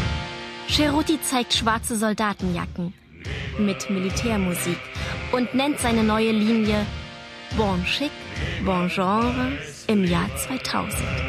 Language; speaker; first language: German; native; German